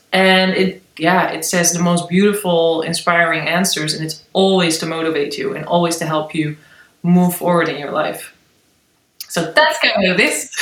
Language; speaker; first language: English; non-native, fluent; Dutch